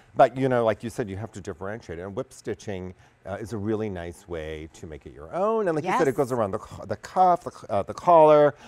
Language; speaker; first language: English; native; English